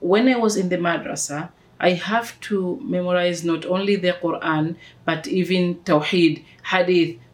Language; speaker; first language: English; non-native, local second language; Swahili